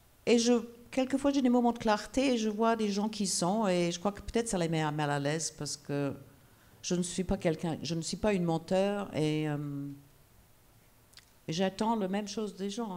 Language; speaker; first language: French; non-native, fluent; English